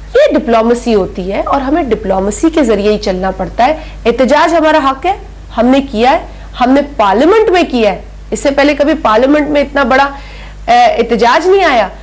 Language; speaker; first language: Urdu; non-native, local second language; Sindhi